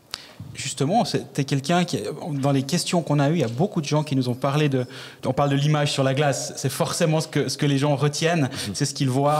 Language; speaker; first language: French; native; French